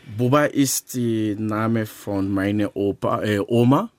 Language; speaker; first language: German; non-native, learner; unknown